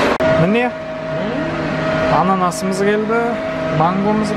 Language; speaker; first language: Turkish; non-native, learner; Kazakh